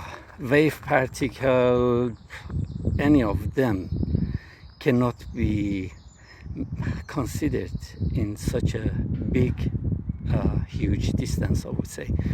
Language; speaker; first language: English; non-native, fluent; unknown